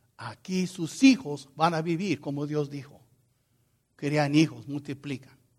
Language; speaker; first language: Spanish; non-native, fluent; Portuguese